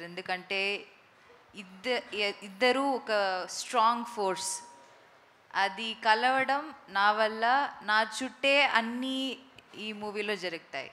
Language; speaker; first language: Telugu; non-native, local second language; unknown